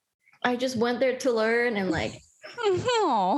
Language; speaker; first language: English; early bilingual, other home language; Spanish